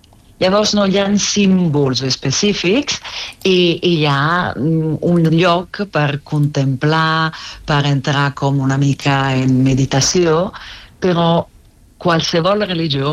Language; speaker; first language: Catalan; non-native, fluent; Italian